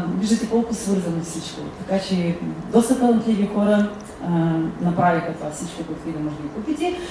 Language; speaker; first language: Bulgarian; early bilingual, heritage; Bulgarian